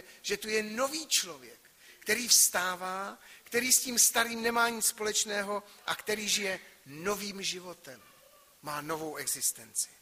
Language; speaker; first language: Czech; native; Czech